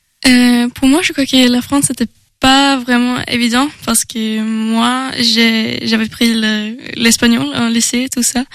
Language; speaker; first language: French; non-native, learner; Swedish